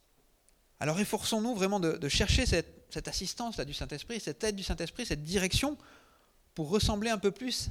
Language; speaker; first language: French; native; French